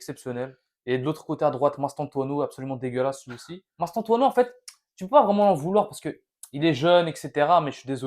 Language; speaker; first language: French; native; French